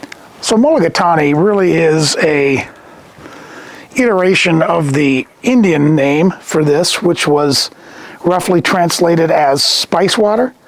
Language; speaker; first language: English; native; English